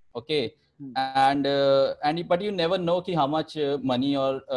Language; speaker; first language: English; non-native, local second language; Hindi